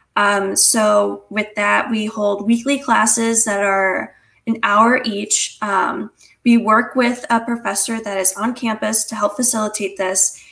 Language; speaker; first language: English; native; English